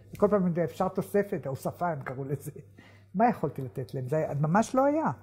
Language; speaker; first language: Hebrew; native; Hebrew